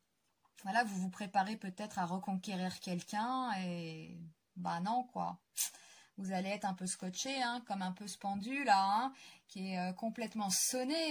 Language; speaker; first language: French; native; French